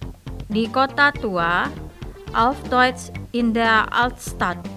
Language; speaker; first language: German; non-native, fluent; Indonesian